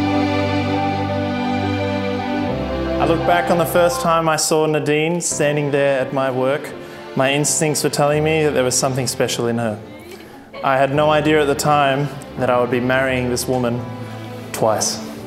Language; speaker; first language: English; native; English